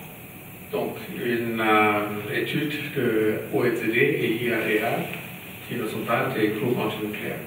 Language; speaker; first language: French; non-native, learner; German